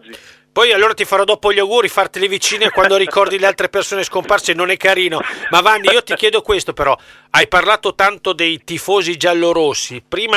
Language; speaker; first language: Italian; native; Italian